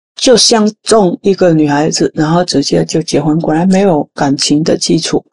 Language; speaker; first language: Chinese; non-native, fluent; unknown